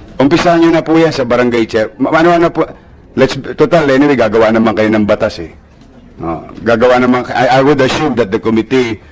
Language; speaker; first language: Filipino; native; Filipino